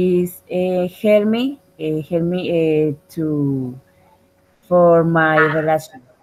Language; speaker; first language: English; non-native, learner; Spanish